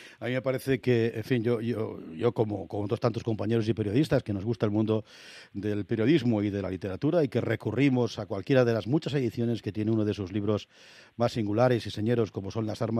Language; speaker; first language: Spanish; native; Spanish